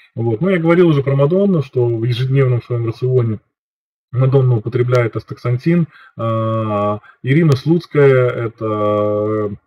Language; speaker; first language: Russian; native; Russian